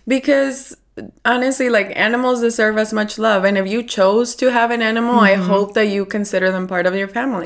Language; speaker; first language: English; early bilingual, other home language; Spanish